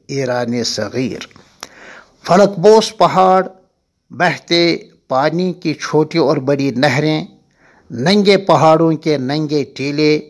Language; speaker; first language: Urdu; non-native, local second language; Kashmiri